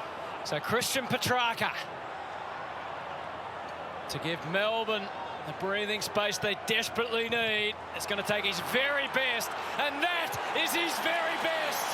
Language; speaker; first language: English; native; English